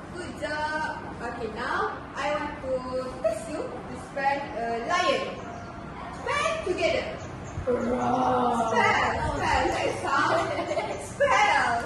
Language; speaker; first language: English; non-native, learner; Malay